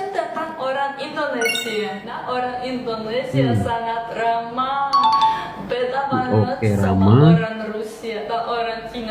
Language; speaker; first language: Indonesian; non-native, fluent; French